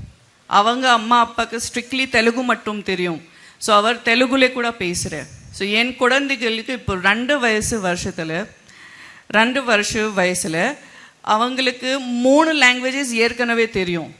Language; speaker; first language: Tamil; non-native, local second language; Gujarati